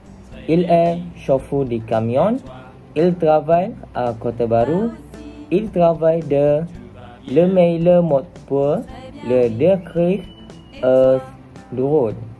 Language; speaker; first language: French; non-native, learner; Malay